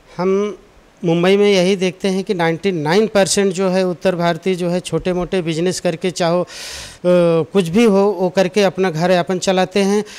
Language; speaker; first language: Hindi; native; Hindi